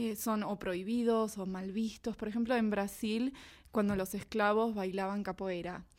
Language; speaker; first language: Spanish; native; Spanish